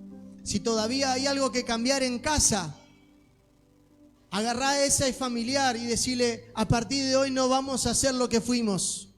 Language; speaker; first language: Spanish; native; Spanish